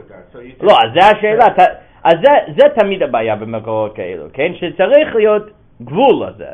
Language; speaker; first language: Hebrew; non-native, fluent; English